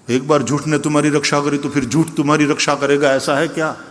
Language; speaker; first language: Hindi; non-native, local second language; Gujarati